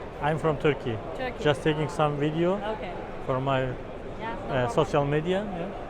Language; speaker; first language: English; non-native, learner; Turkish